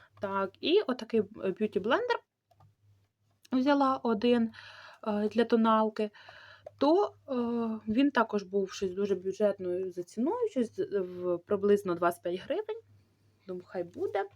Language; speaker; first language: Ukrainian; native; Ukrainian